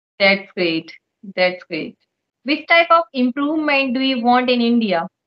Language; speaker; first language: English; non-native, local second language; Hindi